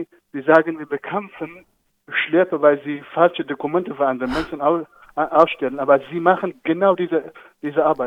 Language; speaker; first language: German; non-native, fluent; Persian